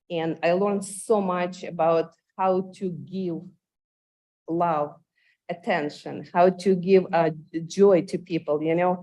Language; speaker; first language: English; non-native, fluent; Ukrainian